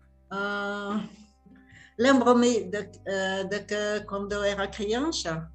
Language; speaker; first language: Portuguese; non-native, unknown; French